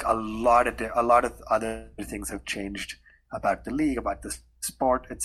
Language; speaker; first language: English; non-native, local second language; Hindi